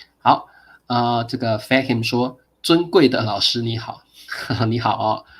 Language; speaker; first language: Chinese; native; Chinese